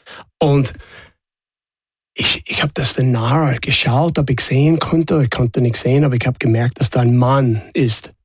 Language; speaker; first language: German; non-native, fluent; English